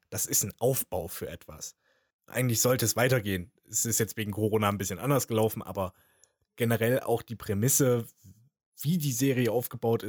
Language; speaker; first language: German; native; German